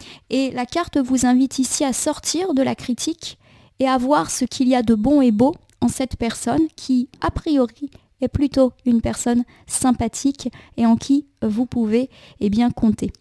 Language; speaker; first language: French; native; French